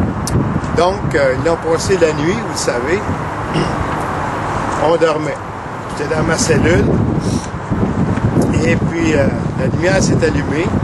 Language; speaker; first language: French; native; French